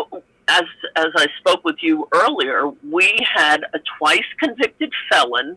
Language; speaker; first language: English; native; English